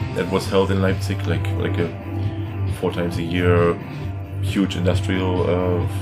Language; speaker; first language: English; non-native, fluent; German